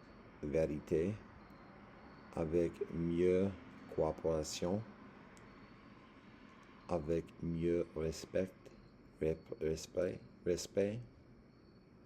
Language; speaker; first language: French; non-native, learner; English